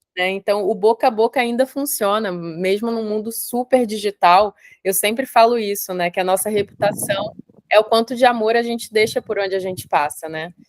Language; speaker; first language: Portuguese; native; Portuguese